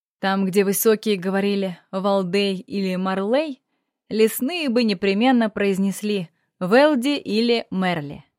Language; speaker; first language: Russian; native; Russian